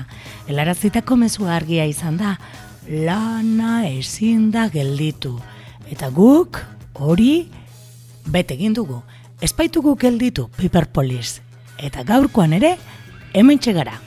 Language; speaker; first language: Basque; native; Basque